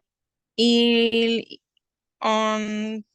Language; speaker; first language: French; non-native, learner; Spanish